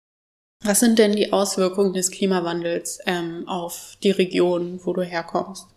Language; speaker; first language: German; native; German